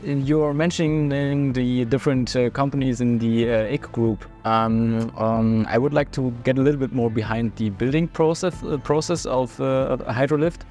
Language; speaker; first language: English; non-native, fluent; German